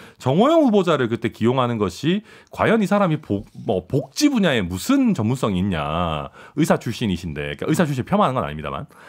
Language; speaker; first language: Korean; native; Korean